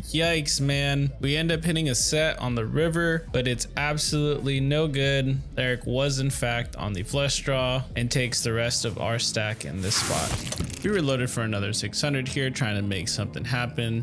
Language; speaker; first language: English; native; English